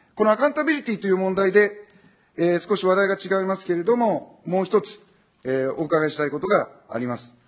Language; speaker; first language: Japanese; native; Japanese